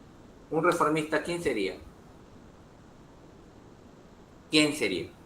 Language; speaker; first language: Spanish; native; Spanish